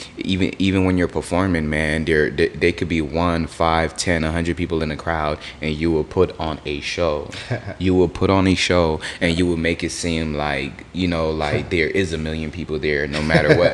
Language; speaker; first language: English; native; English